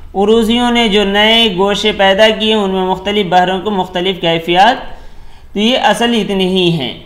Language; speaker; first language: Urdu; native; Urdu